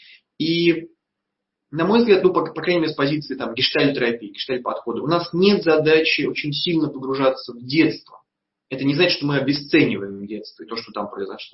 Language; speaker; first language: Russian; native; Russian